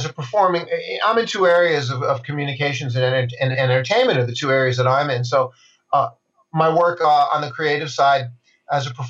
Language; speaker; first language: English; native; English